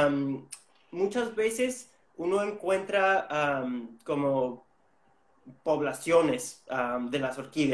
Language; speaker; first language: Spanish; non-native, fluent; English